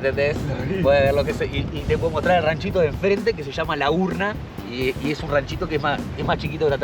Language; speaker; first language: Spanish; native; Spanish